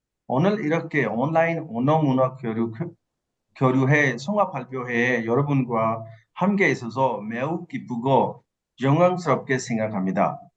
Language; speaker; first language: Korean; non-native, fluent; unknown